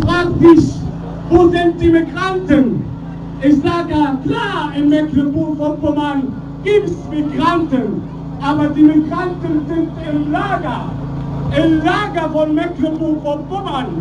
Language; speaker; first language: German; non-native, learner; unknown